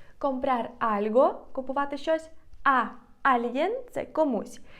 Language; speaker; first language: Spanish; non-native, fluent; Ukrainian